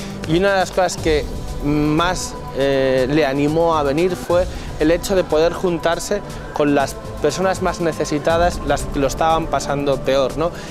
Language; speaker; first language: Spanish; native; Spanish